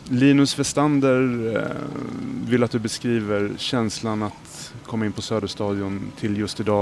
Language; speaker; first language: Swedish; native; Swedish